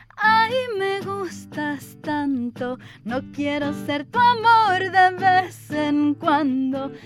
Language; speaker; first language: Spanish; early bilingual, heritage; Spanish